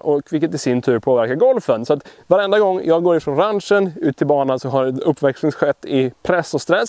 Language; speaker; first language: Swedish; native; Swedish